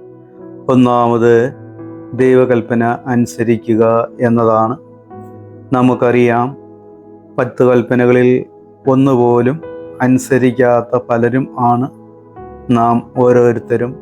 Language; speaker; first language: Malayalam; native; Malayalam